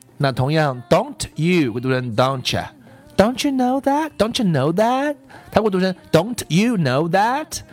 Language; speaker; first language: English; non-native, fluent; Chinese